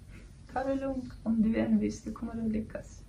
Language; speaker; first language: Swedish; non-native, fluent; Kurdish